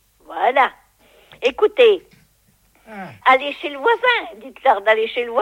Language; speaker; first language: French; native; French